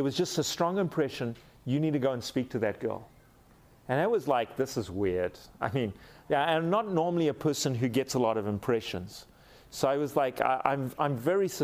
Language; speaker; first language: English; native; English